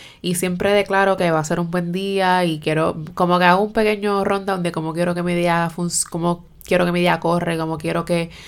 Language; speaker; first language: Spanish; native; Spanish